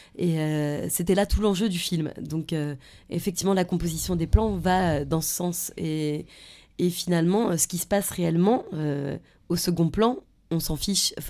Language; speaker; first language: French; early bilingual, other home language; Polish